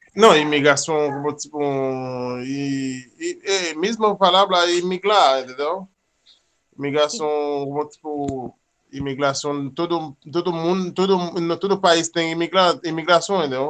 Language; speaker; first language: Portuguese; non-native, learner; Haitian Creole